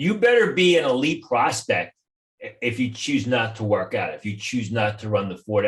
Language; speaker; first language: English; native; English